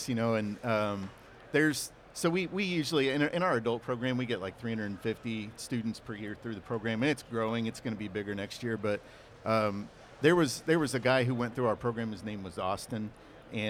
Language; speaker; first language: English; native; English